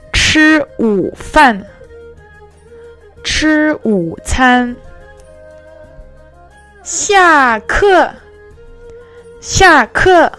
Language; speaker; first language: Chinese; non-native, fluent; French